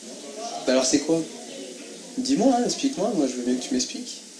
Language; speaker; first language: French; native; French